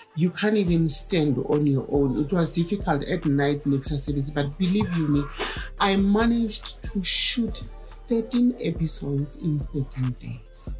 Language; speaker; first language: English; non-native, local second language; Southern Sotho